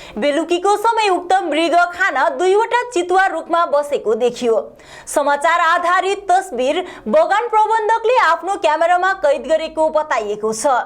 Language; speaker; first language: Nepali; native; Nepali